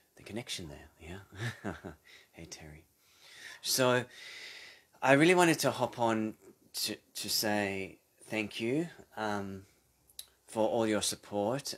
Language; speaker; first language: English; native; English